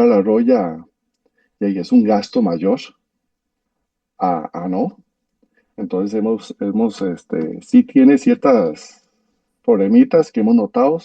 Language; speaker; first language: Spanish; native; Spanish